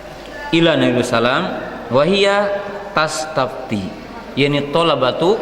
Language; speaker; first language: Arabic; non-native, fluent; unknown